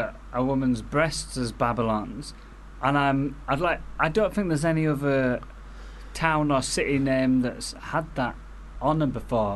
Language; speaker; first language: English; native; English